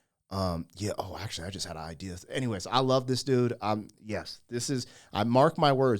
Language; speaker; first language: English; native; English